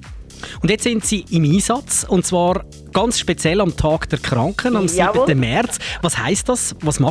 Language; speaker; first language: German; native; German